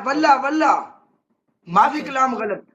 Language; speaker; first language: Arabic; non-native, learner; Punjabi